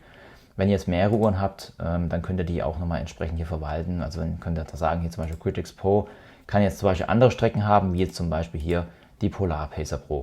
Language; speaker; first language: German; native; German